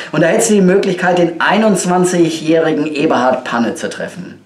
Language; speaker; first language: German; native; German